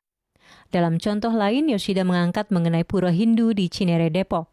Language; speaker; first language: Indonesian; native; Indonesian